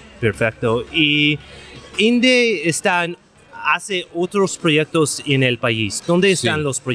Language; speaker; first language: Spanish; non-native, learner; English